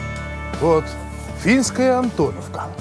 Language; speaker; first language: Russian; non-native, fluent; Finnish